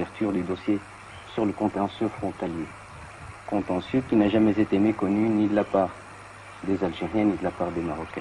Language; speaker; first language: French; non-native, local second language; Arabic